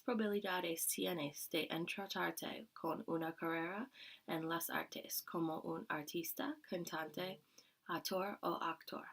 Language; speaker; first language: Spanish; non-native, learner; English